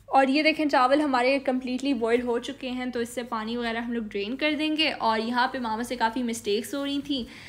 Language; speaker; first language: Urdu; native; Urdu